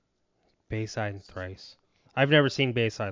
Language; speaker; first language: English; native; English